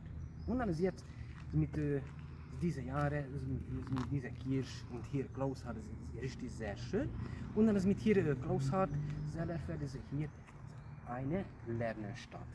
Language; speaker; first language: German; non-native, learner; Hungarian